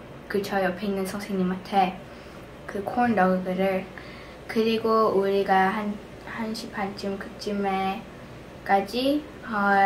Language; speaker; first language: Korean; early bilingual, heritage; English